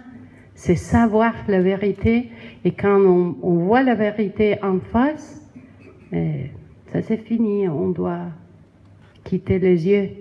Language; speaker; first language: French; non-native, learner; Spanish